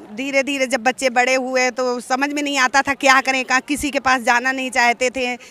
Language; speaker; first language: Hindi; native; Hindi